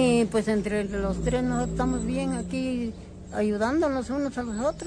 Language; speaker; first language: Spanish; native; Spanish